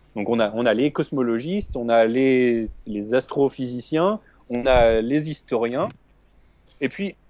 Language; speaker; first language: French; native; French